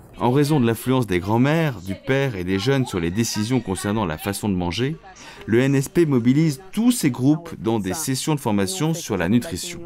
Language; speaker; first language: French; non-native, local second language; Haitian Creole